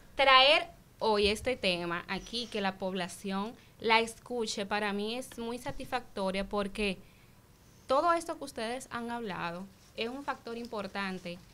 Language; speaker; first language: Spanish; native; Spanish